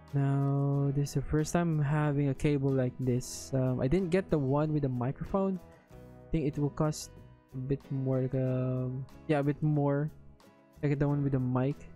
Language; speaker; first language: English; non-native, local second language; Filipino